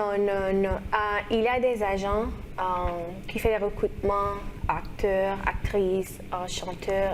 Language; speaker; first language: French; non-native, local second language; Haitian Creole